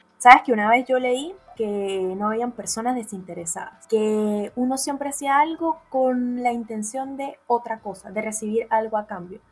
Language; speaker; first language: Spanish; native; Spanish